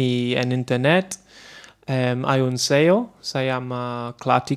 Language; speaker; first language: Spanish; non-native, learner; English